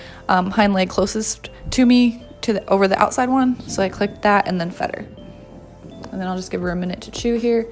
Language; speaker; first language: English; native; English